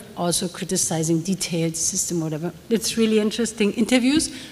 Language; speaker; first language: English; non-native, fluent; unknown